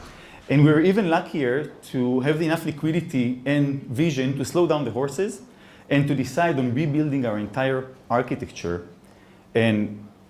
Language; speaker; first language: English; non-native, fluent; Hebrew